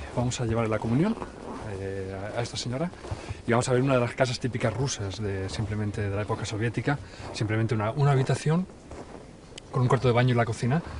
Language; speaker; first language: Spanish; native; Spanish